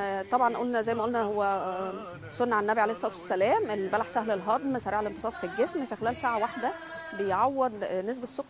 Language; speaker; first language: Arabic; native; Arabic